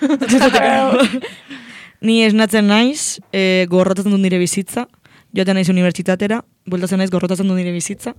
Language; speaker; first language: Basque; non-native, local second language; Spanish